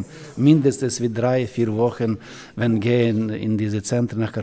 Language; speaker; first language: German; non-native, learner; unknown